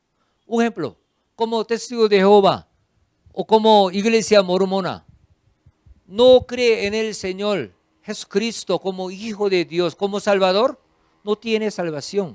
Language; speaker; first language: Spanish; non-native, fluent; Korean